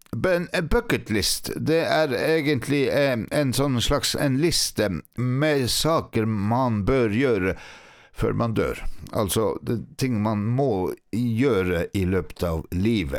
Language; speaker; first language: Norwegian; native; Norwegian